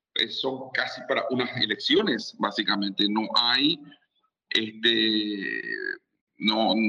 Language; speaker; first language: Spanish; native; Spanish